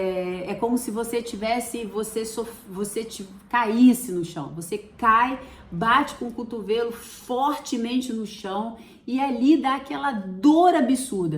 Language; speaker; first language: Portuguese; native; Portuguese